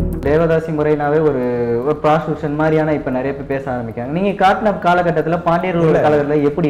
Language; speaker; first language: Tamil; native; Tamil